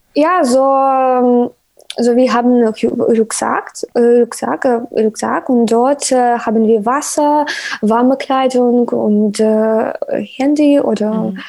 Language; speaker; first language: German; non-native, learner; Ukrainian